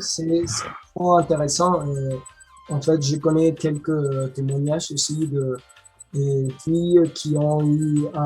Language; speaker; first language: French; non-native, learner; Spanish